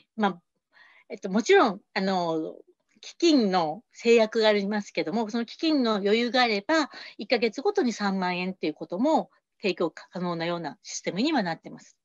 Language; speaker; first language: Japanese; native; Japanese